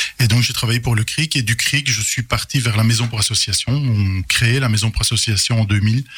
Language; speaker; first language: French; native; French